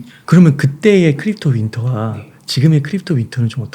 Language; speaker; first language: Korean; native; Korean